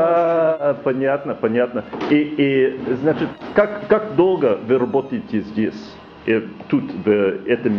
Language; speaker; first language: Russian; non-native, learner; English